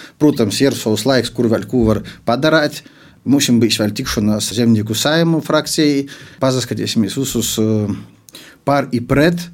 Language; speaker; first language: Latvian; non-native, local second language; Russian